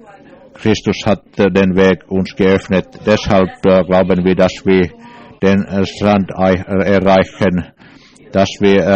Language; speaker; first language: German; non-native, learner; English